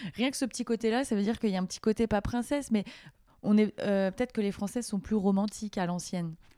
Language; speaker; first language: French; native; French